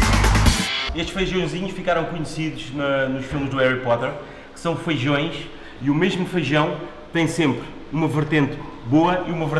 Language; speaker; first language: Portuguese; native; Portuguese